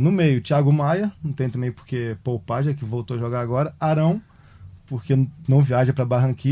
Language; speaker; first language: Portuguese; native; Portuguese